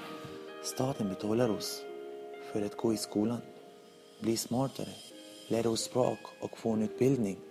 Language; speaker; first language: Swedish; non-native, learner; Arabic